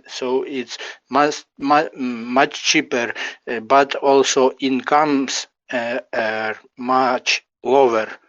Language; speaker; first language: English; non-native, learner; Ukrainian